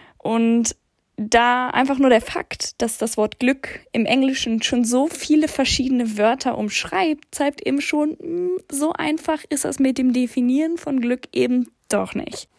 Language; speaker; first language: German; early bilingual, other home language; English